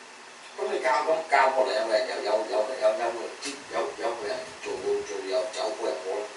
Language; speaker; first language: Cantonese; early bilingual, heritage; Cantonese